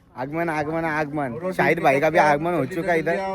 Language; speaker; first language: Hindi; non-native, local second language; Marathi